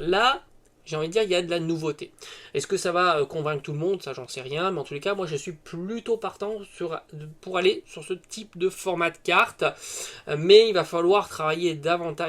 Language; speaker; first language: French; native; French